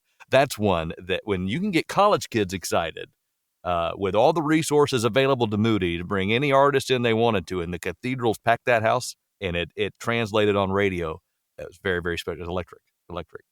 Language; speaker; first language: English; native; English